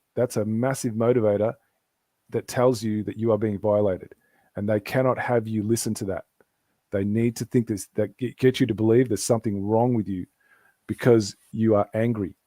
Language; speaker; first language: English; native; English